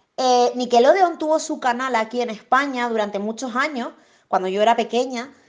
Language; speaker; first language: Spanish; native; Spanish